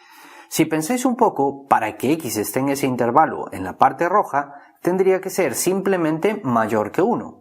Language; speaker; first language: Spanish; native; Spanish